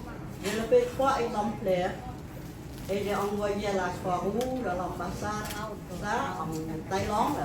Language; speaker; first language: French; non-native, fluent; Khmer